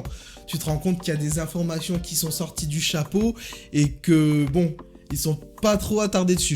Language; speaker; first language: French; native; French